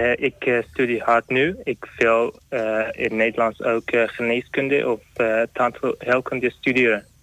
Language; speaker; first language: Dutch; non-native, learner; Arabic